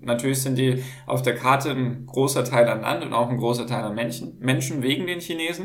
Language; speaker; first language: German; native; German